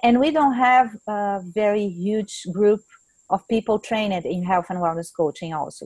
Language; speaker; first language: English; non-native, fluent; Portuguese